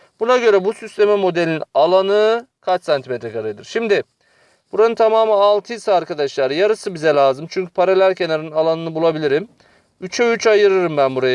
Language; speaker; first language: Turkish; native; Turkish